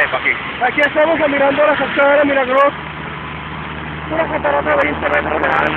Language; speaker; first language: Spanish; native; Spanish